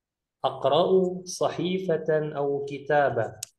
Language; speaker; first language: Arabic; non-native, fluent; Indonesian